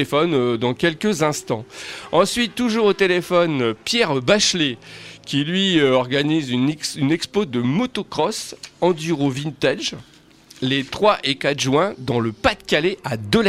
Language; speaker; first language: French; native; French